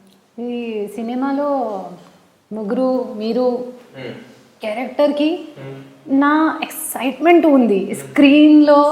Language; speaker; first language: Telugu; non-native, learner; Hindi